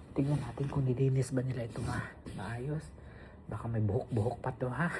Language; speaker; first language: Filipino; non-native, local second language; Cebuano